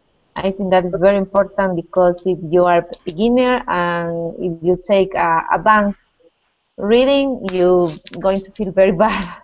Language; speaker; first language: English; non-native, learner; Spanish